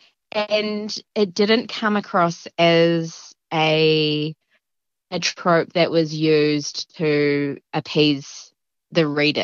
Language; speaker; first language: English; native; English